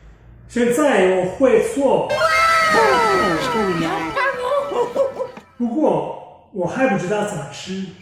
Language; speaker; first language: Chinese; non-native, fluent; Italian